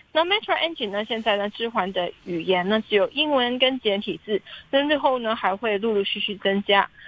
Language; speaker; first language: Chinese; non-native, local second language; Cantonese